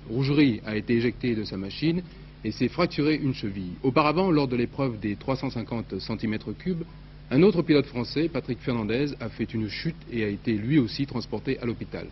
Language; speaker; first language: French; native; French